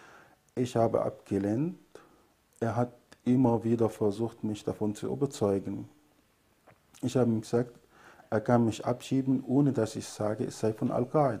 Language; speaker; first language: German; non-native, fluent; Arabic